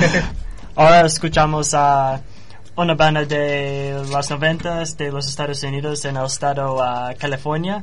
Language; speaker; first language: Spanish; non-native, learner; English